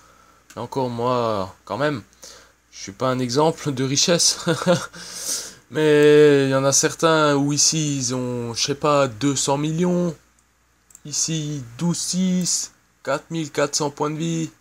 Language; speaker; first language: French; native; French